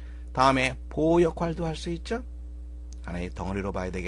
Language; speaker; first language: Korean; native; Korean